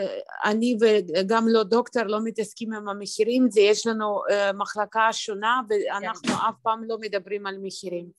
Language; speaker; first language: Hebrew; non-native, fluent; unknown